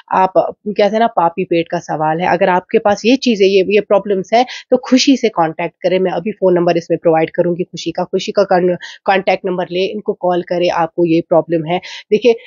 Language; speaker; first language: Hindi; non-native, local second language; Kashmiri